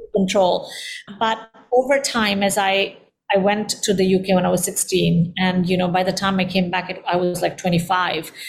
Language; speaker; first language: English; early bilingual, heritage; Indonesian